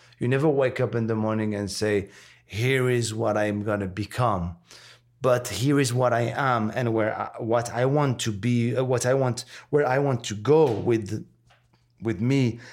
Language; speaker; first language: English; non-native, fluent; French